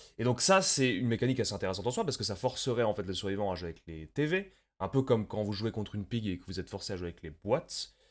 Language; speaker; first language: French; native; French